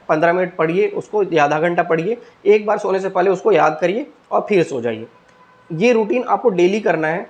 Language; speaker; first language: Hindi; native; Hindi